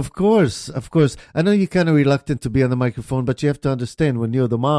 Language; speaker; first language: English; native; English